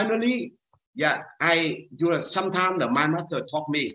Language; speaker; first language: English; non-native, learner; Vietnamese